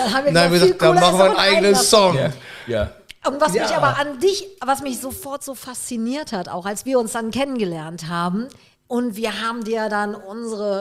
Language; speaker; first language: German; native; German